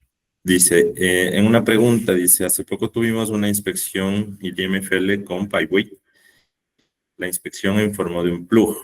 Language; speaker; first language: Spanish; native; Spanish